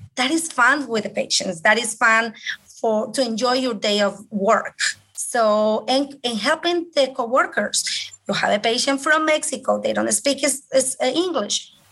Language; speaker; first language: English; non-native, fluent; Spanish